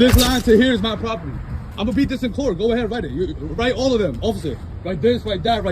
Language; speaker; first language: English; native; English